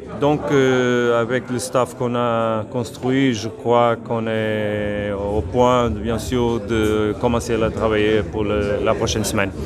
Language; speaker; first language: French; non-native, fluent; Portuguese